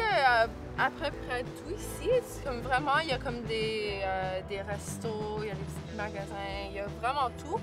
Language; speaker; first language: French; native; French